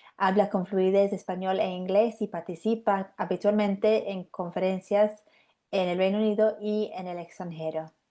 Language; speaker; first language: Spanish; non-native, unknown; English